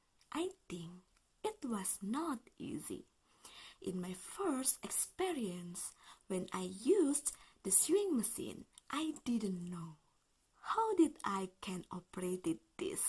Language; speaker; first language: English; non-native, learner; Indonesian